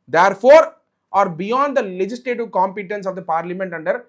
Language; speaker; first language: English; non-native, local second language; Tamil